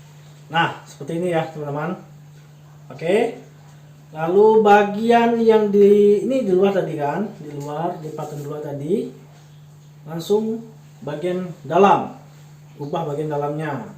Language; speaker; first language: Indonesian; native; Indonesian